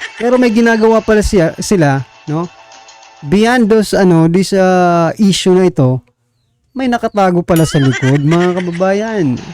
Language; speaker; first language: Filipino; non-native, local second language; Waray